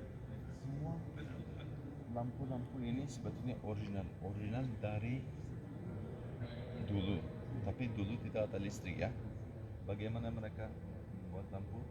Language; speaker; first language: Indonesian; non-native, learner; Turkish